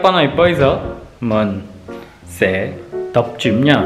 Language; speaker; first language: Vietnamese; non-native, learner; Korean